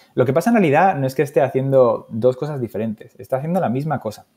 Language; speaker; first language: Spanish; native; Spanish